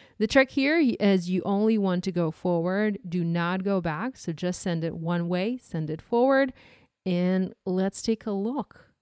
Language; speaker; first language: English; non-native, fluent; Ukrainian